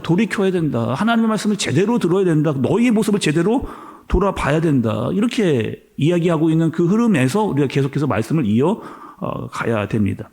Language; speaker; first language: Korean; native; Korean